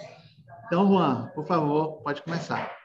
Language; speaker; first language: Portuguese; native; Portuguese